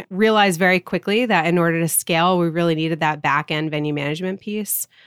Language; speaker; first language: English; native; English